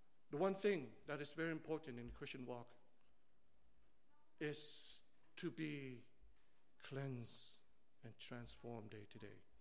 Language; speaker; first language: English; early bilingual, other home language; Vietnamese